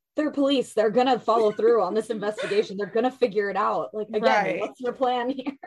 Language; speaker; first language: English; native; English